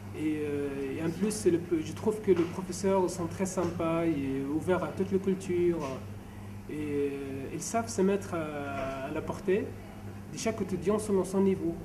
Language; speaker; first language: French; non-native, fluent; Arabic